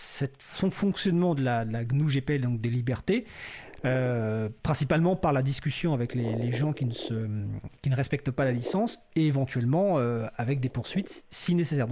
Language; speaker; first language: French; native; French